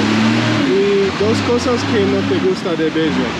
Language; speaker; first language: Spanish; non-native, learner; English